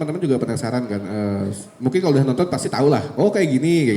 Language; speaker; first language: Indonesian; native; Indonesian